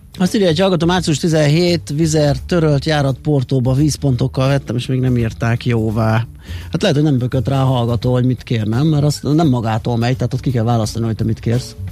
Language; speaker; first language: Hungarian; native; Hungarian